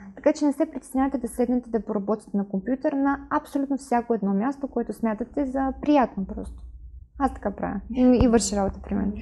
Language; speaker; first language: Bulgarian; non-native, fluent; Ukrainian